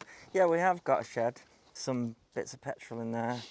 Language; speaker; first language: English; native; English